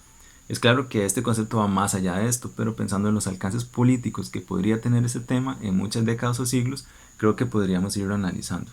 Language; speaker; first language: Spanish; native; Spanish